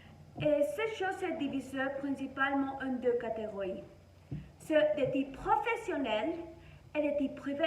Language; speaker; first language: French; non-native, learner; Spanish